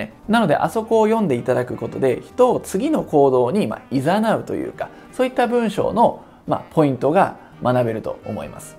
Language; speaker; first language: Japanese; native; Japanese